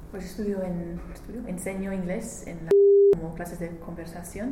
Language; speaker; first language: Spanish; non-native, learner; English